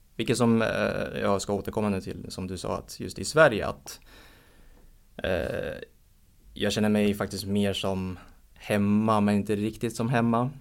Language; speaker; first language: Swedish; early bilingual, heritage; Swedish